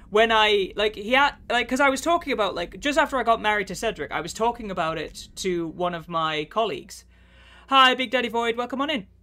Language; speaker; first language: English; native; English